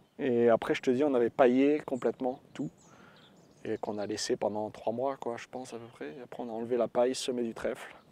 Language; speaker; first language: French; native; French